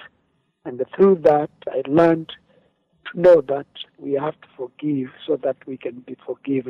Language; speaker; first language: English; non-native, local second language; Kamba